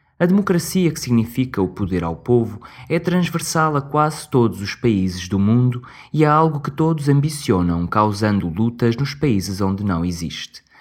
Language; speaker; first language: Portuguese; native; Portuguese